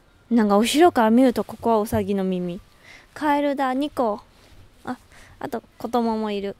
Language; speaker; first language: Japanese; non-native, fluent; Chinese